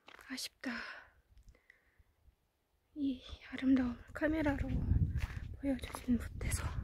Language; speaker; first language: Korean; non-native, learner; Kazakh